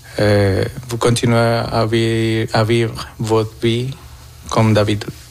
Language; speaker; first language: French; non-native, fluent; Spanish